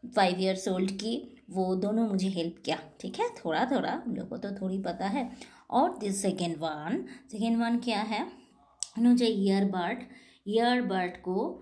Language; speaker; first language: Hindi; non-native, local second language; Bangla